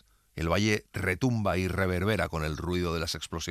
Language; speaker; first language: Spanish; native; Spanish